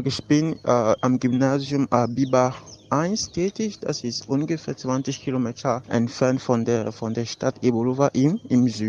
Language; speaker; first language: German; non-native, fluent; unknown